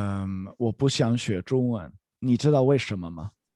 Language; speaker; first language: Chinese; non-native, fluent; English